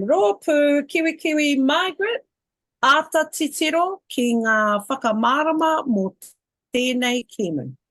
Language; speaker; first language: Māori; non-native, local second language; English